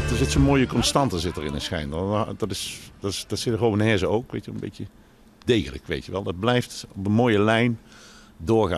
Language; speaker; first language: Dutch; native; Dutch